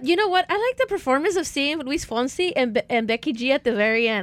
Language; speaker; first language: English; early bilingual, other home language; Spanish